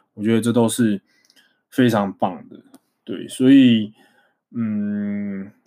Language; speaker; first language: Chinese; native; Chinese